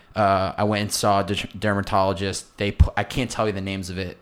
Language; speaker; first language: English; native; English